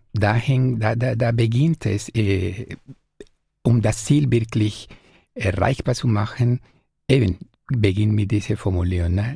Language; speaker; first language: German; non-native, fluent; Spanish